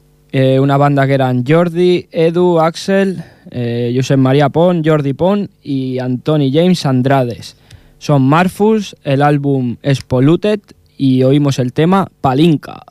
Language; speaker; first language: Spanish; native; Spanish